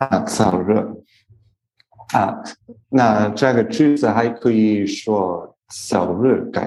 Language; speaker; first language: Chinese; non-native, learner; English